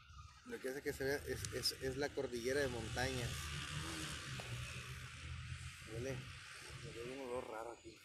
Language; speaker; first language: Spanish; native; Spanish